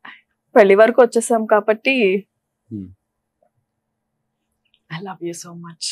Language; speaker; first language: Telugu; native; Telugu